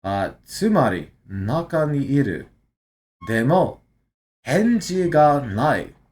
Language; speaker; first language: Japanese; non-native, learner; English